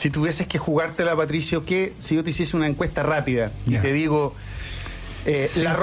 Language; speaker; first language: Spanish; native; Spanish